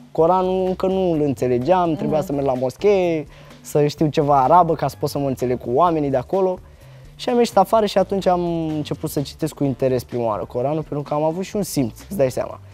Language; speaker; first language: Romanian; early bilingual, other home language; Arabic